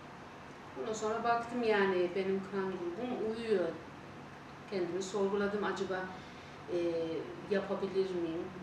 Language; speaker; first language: Turkish; non-native, fluent; German